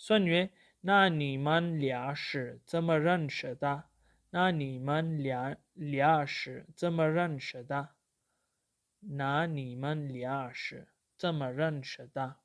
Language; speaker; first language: Chinese; non-native, fluent; Urdu